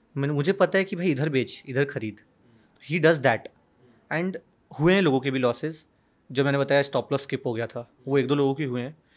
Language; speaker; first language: Hindi; native; Hindi